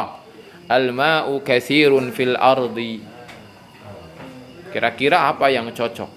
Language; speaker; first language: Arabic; non-native, fluent; Sundanese